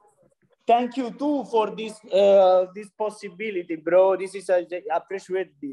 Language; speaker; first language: English; non-native, learner; Italian